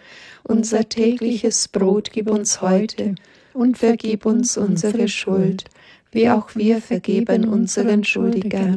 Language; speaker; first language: German; native; German